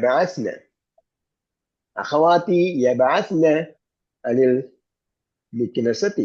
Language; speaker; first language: Arabic; non-native, fluent; Malayalam